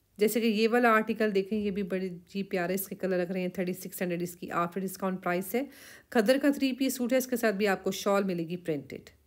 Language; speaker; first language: Urdu; native; Urdu